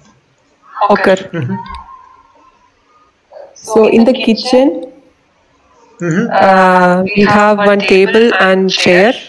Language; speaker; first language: English; non-native, local second language; Hindi